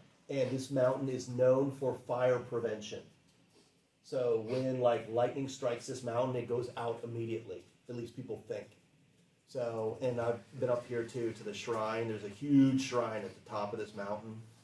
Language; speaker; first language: English; native; English